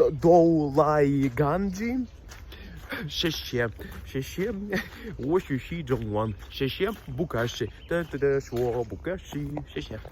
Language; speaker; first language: Chinese; non-native, learner; Russian